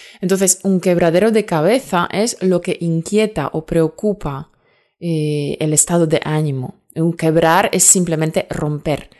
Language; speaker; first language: Spanish; non-native, fluent; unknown